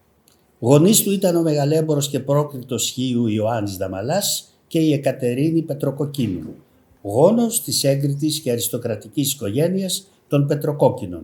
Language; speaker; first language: Greek; native; Greek